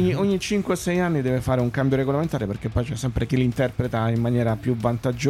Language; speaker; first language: Italian; native; Italian